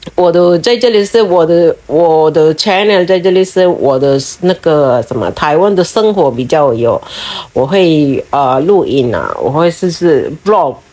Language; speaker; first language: Chinese; non-native, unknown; Bangla